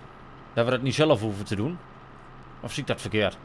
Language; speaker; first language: Dutch; native; Dutch